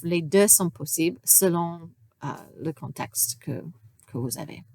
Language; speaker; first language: French; non-native, fluent; English